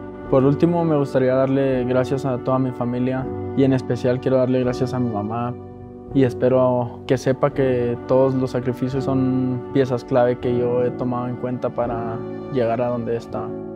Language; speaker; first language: Spanish; native; Spanish